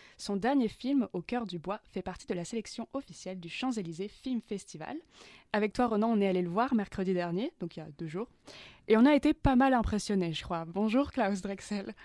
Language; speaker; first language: French; native; French